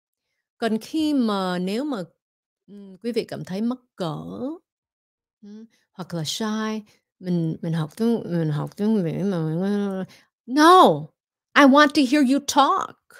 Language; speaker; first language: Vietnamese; early bilingual, heritage; Vietnamese